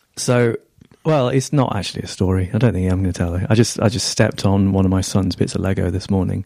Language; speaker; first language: English; native; English